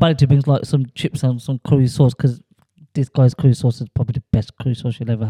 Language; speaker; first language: English; native; English